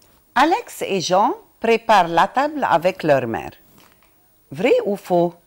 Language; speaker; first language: French; non-native, fluent; Arabic